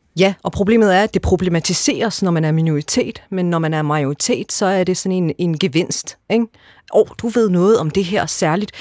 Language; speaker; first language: Danish; early bilingual, other home language; Arabic